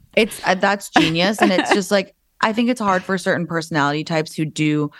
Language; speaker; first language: English; native; English